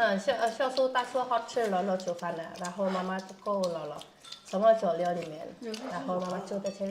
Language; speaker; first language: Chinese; non-native, learner; Indonesian